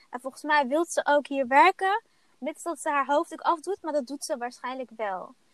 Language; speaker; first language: Dutch; early bilingual, other home language; Somali